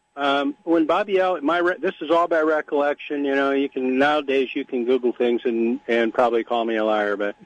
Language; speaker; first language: English; native; English